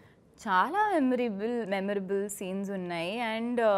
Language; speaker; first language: Telugu; non-native, fluent; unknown